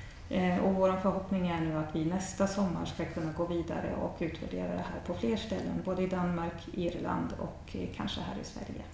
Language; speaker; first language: Swedish; native; Swedish